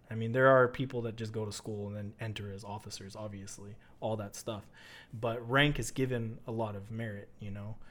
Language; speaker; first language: English; native; English